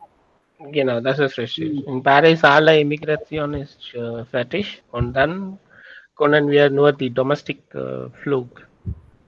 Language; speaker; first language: German; non-native, learner; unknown